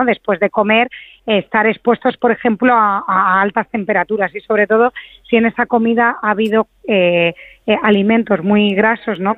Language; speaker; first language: Spanish; native; Spanish